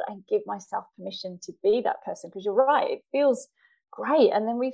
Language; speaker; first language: English; native; English